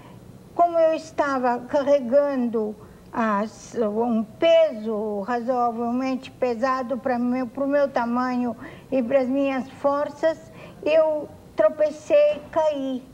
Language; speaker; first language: Portuguese; non-native, fluent; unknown